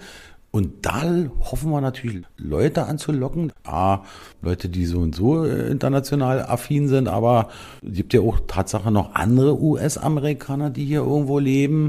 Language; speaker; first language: German; native; German